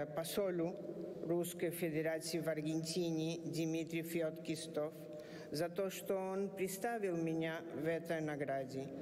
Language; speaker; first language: Russian; non-native, learner; Spanish